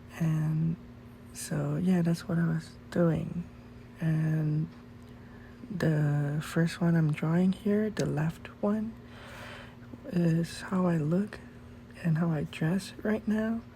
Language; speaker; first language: English; non-native, fluent; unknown